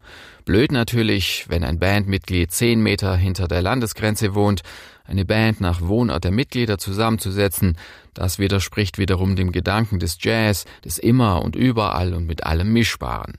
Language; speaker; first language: German; native; German